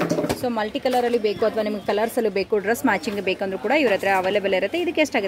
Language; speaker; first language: Kannada; native; Kannada